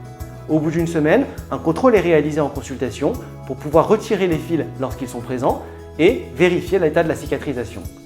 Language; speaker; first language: French; native; French